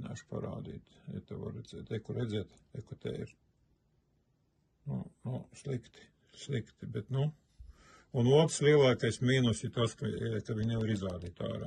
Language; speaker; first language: Latvian; native; Latvian